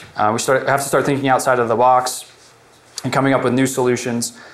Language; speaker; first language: English; native; English